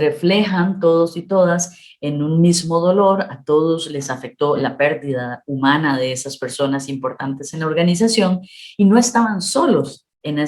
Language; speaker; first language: Spanish; native; Spanish